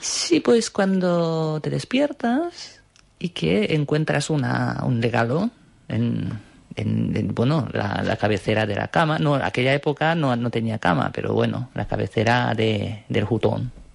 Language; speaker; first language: Spanish; non-native, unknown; Japanese